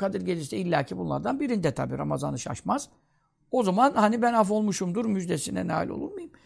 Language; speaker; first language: Turkish; native; Turkish